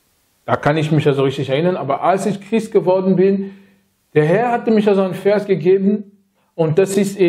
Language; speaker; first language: German; non-native, fluent; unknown